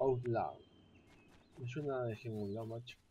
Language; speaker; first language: Spanish; native; Spanish